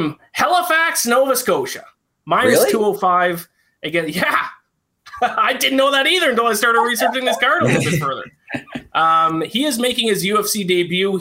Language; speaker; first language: English; native; English